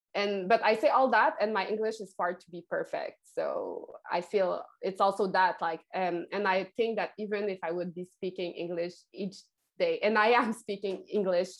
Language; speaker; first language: English; non-native, fluent; French